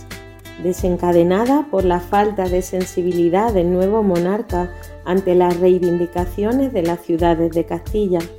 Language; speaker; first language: Spanish; native; Spanish